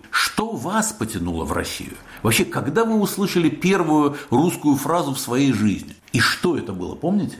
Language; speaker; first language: Russian; native; Russian